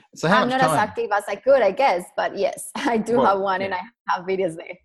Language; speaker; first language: English; non-native, fluent; Spanish